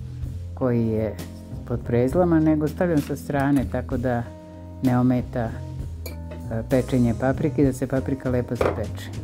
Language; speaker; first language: Serbian; native; Serbian